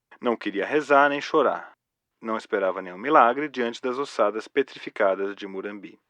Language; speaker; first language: Portuguese; native; Portuguese